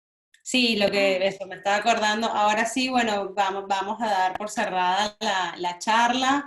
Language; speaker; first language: Spanish; native; Spanish